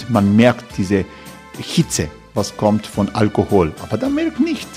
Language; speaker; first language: German; non-native, learner; Croatian